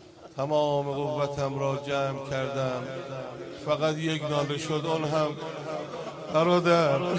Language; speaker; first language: Persian; native; Persian